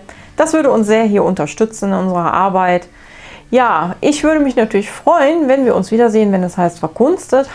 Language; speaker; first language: German; native; German